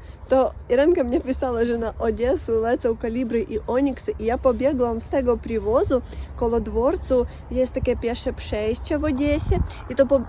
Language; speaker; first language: Polish; non-native, fluent; Russian